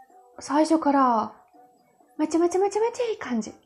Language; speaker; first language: Japanese; non-native, learner; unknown